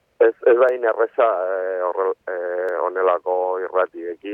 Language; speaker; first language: Basque; non-native, local second language; Spanish